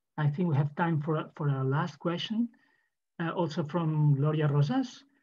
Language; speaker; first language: English; non-native, fluent; Catalan